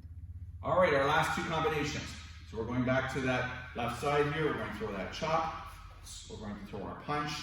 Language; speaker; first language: English; native; English